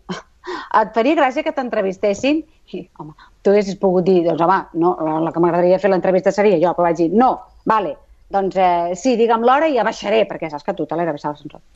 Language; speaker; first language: Catalan; native; Catalan